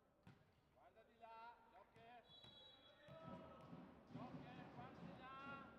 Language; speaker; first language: Italian; native; Italian